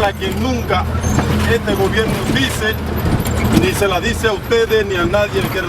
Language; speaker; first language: Spanish; native; Spanish